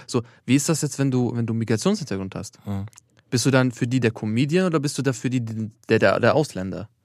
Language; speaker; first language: German; early bilingual, other home language; Albanian